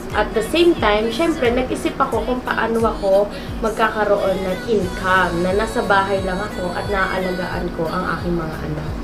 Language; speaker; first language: Filipino; non-native, local second language; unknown